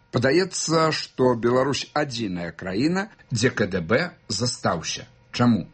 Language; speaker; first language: Belarusian; native; Belarusian